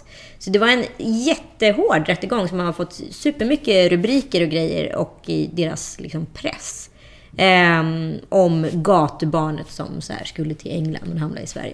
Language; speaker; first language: Swedish; native; Swedish